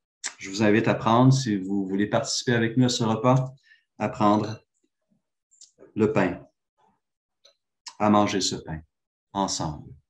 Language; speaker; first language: French; native; French